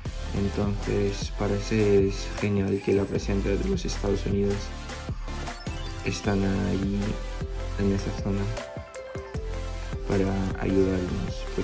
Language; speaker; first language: Spanish; non-native, fluent; Filipino